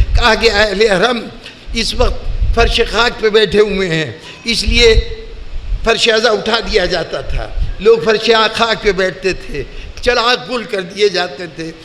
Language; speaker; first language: Urdu; native; Urdu